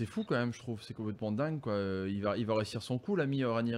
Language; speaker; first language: French; native; French